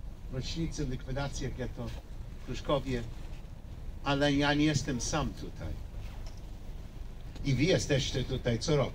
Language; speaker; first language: Polish; non-native, learner; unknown